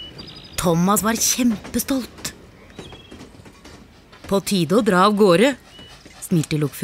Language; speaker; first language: Norwegian; native; Norwegian